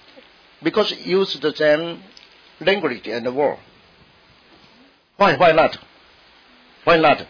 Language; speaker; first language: English; non-native, learner; Min Nan Chinese